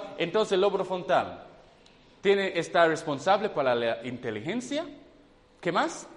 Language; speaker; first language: Spanish; non-native, fluent; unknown